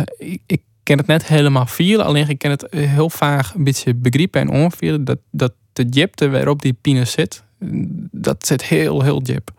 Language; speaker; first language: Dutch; non-native, local second language; Western Frisian